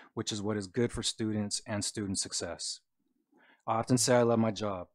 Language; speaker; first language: English; native; English